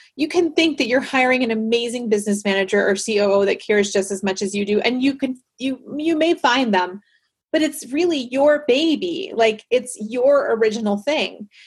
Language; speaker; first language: English; early bilingual, other home language; Spanish